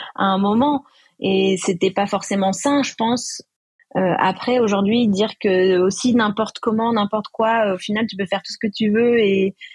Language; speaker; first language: French; native; French